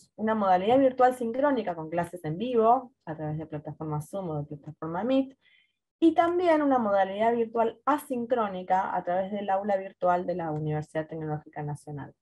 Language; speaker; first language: Spanish; native; Spanish